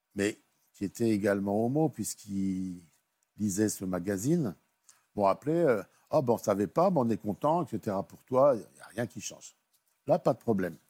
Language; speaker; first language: French; native; French